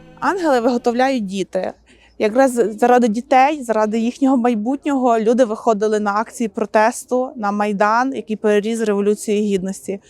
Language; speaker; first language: Ukrainian; native; Ukrainian